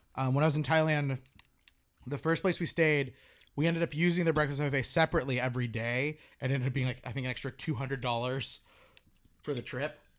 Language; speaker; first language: English; native; English